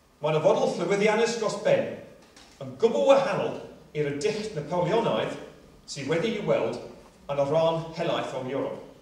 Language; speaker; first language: Welsh; non-native, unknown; English